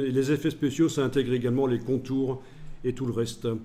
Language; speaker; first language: French; native; French